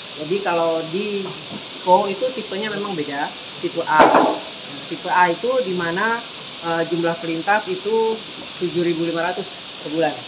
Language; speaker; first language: Indonesian; native; Indonesian